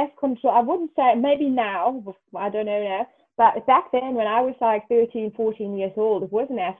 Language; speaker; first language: English; non-native, fluent; German